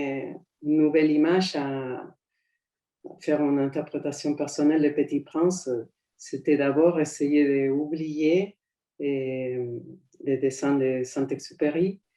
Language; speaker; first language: French; non-native, fluent; Spanish